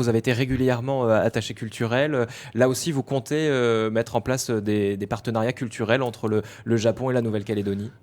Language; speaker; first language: French; native; French